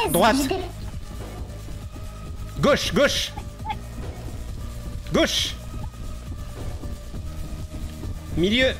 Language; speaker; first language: French; native; French